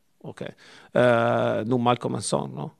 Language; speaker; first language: French; non-native, learner; Italian